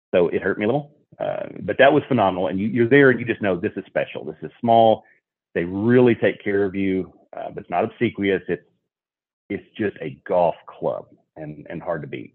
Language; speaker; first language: English; native; English